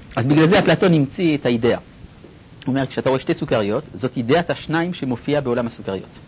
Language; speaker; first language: Hebrew; non-native, fluent; French